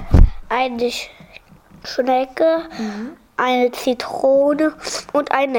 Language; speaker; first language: German; early bilingual, other home language; Polish